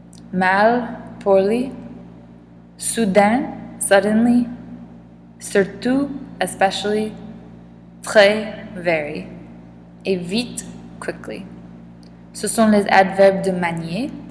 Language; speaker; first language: French; non-native, learner; English